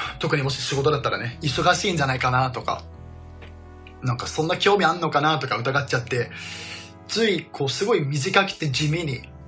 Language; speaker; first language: Japanese; non-native, fluent; Danish